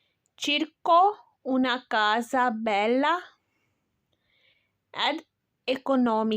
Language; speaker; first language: Italian; non-native, fluent; Urdu